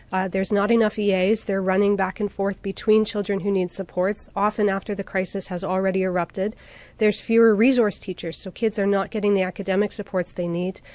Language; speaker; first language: English; native; English